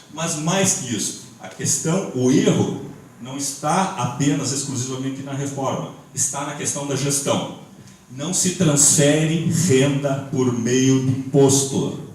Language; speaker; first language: Portuguese; native; Portuguese